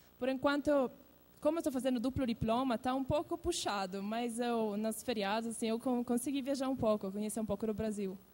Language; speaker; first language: Portuguese; non-native, fluent; Italian